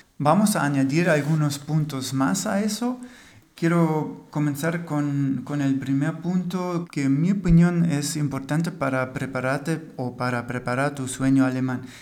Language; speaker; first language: Spanish; non-native, fluent; German